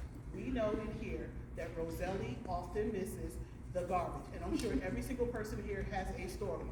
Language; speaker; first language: English; native; English